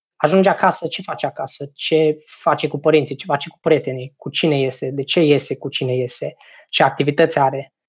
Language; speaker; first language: Romanian; native; Romanian